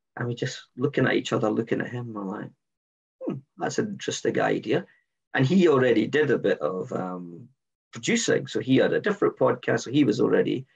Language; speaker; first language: English; native; English